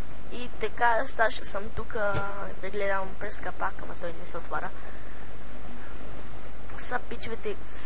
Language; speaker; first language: Bulgarian; native; Bulgarian